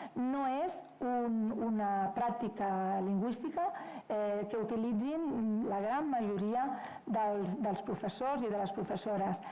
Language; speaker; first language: Catalan; non-native, local second language; Spanish